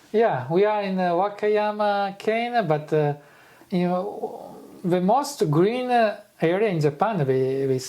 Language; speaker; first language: English; non-native, fluent; Italian